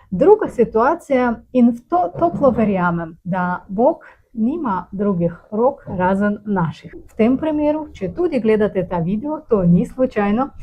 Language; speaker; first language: Slovenian; non-native, learner; Russian